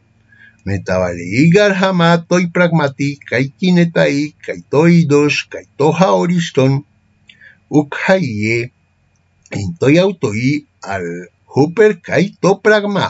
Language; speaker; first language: Greek; non-native, fluent; Spanish